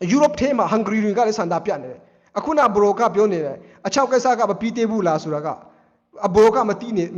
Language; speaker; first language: Burmese; non-native, local second language; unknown